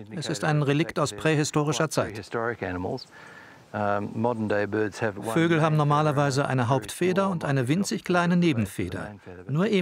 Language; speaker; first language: German; non-native, fluent; English